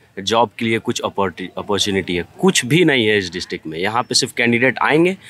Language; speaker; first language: Hindi; native; Hindi